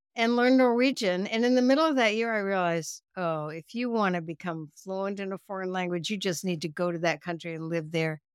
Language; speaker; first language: English; native; English